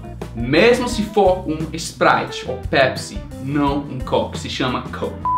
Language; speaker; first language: Portuguese; non-native, fluent; English